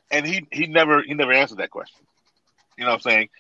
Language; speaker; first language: English; native; English